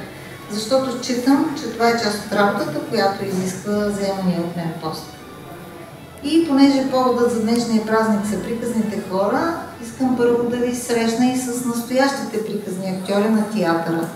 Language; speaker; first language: Bulgarian; native; Bulgarian